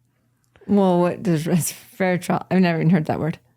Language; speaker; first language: English; native; English